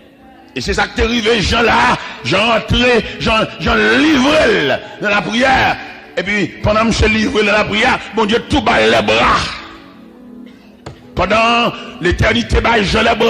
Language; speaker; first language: French; non-native, local second language; Haitian Creole